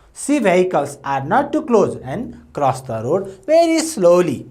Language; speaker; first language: English; non-native, local second language; Nepali